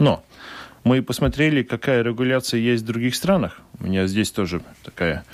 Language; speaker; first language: Russian; non-native, local second language; Latvian